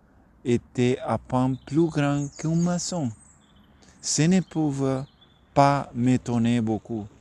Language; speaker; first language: French; non-native, learner; Spanish